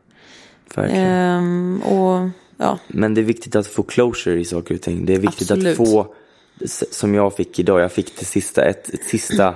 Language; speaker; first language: Swedish; native; Swedish